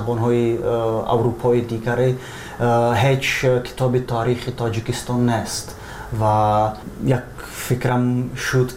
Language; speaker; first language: Persian; non-native, fluent; Czech